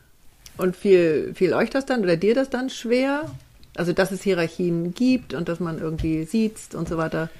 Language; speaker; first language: German; native; German